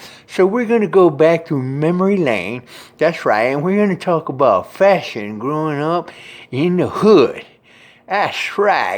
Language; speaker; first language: English; native; English